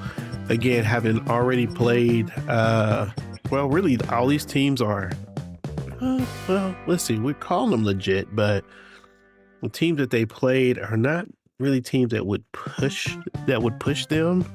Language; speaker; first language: English; native; English